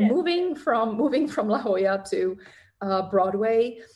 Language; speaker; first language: English; non-native, fluent; Czech